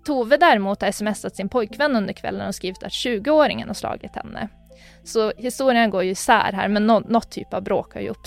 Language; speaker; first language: Swedish; native; Swedish